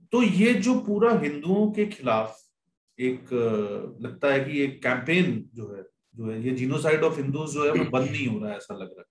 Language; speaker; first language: Hindi; native; Hindi